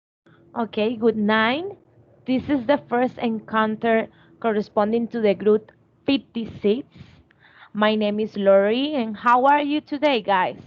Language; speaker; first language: English; non-native, fluent; Spanish